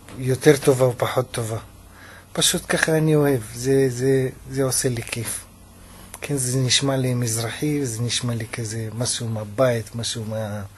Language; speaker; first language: Hebrew; non-native, fluent; Russian